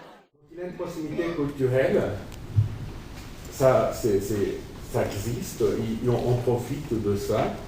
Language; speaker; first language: French; non-native, fluent; Portuguese